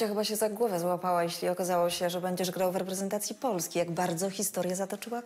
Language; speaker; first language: Polish; native; Polish